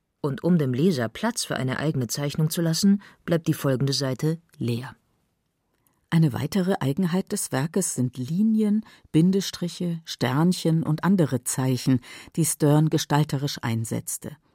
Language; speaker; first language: German; native; German